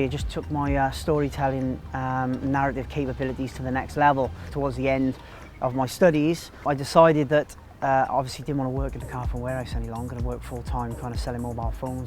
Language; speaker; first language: English; native; English